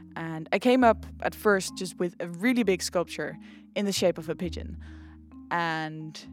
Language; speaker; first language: English; non-native, fluent; Dutch